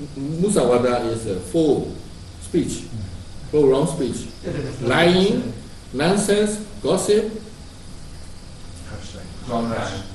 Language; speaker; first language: English; non-native, learner; Burmese